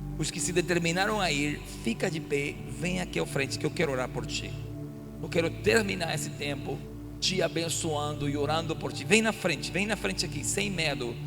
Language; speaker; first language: Portuguese; non-native, fluent; Spanish